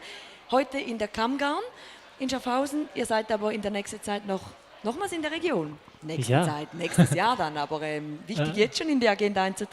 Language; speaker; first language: German; native; German